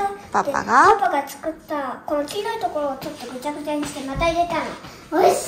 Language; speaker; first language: Japanese; early bilingual, heritage; Japanese